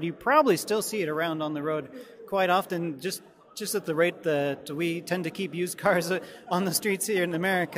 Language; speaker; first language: English; native; English